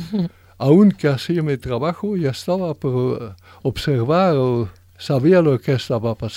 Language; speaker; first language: Spanish; non-native, fluent; French